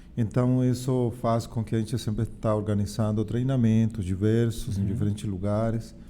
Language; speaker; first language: Portuguese; non-native, fluent; Spanish